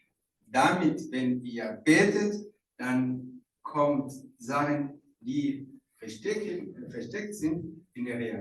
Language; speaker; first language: German; non-native, fluent; Rundi